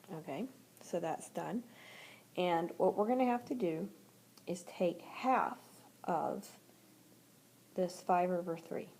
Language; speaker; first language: English; native; English